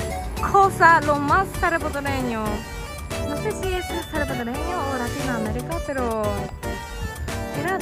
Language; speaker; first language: Spanish; non-native, learner; Japanese